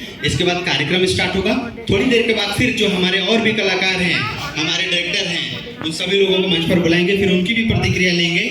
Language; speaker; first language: Hindi; native; Hindi